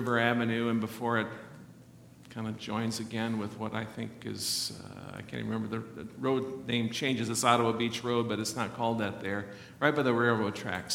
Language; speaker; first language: English; native; English